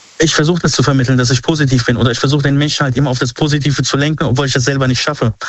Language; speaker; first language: German; early bilingual, other home language; Arabic